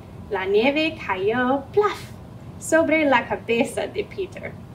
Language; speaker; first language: Spanish; non-native, fluent; English